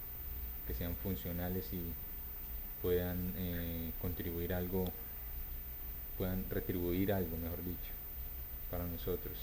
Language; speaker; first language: Spanish; native; Spanish